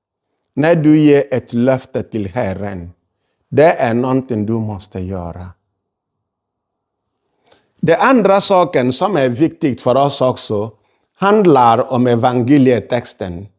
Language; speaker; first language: Swedish; non-native, fluent; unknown